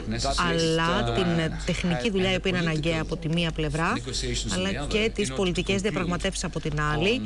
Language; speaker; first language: Greek; native; Greek